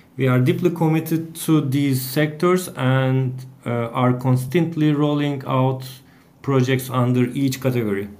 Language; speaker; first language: English; non-native, fluent; Turkish